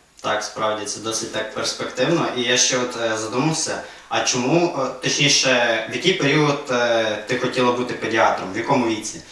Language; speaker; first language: Ukrainian; native; Ukrainian